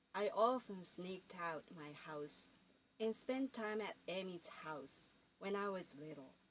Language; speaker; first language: English; non-native, fluent; Japanese